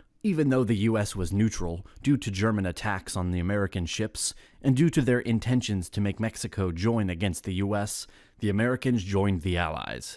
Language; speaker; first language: English; non-native, fluent; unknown